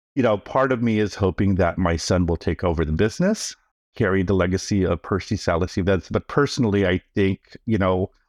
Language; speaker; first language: English; early bilingual, other home language; Filipino